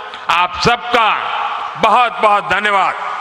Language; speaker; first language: Hindi; native; Hindi